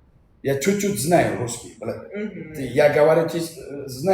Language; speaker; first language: Russian; non-native, learner; Uzbek